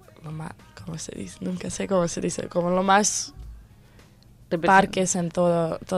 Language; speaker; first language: Spanish; non-native, learner; Croatian